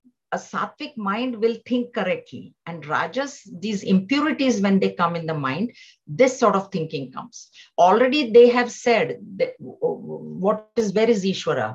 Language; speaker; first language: English; non-native, local second language; Marathi